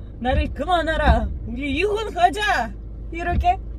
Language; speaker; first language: Korean; non-native, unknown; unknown